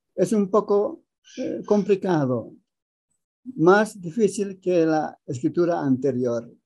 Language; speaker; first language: Spanish; early bilingual, other home language; Aymara